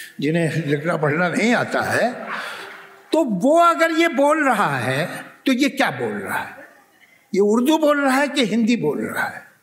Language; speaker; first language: Urdu; native; Urdu